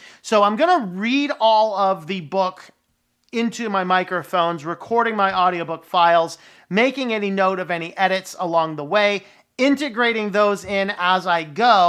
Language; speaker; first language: English; native; English